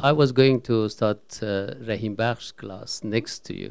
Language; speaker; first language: English; non-native, fluent; Persian